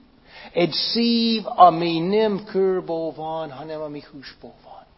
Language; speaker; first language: Hungarian; non-native, fluent; English